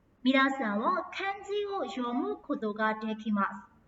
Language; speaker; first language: Japanese; non-native, fluent; Burmese